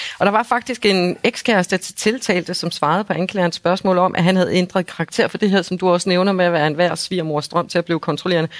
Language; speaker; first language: Danish; native; Danish